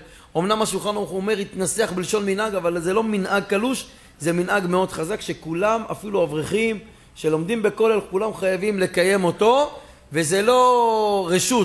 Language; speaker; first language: Hebrew; native; Hebrew